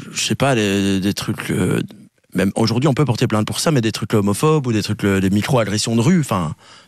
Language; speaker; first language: French; native; French